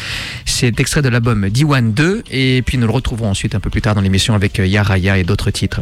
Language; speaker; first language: French; native; French